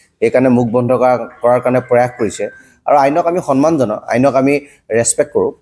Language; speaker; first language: Assamese; native; Assamese